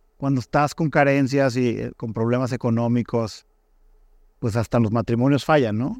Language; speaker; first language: Spanish; native; Spanish